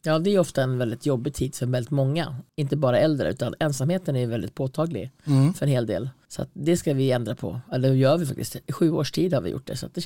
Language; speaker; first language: Swedish; native; Swedish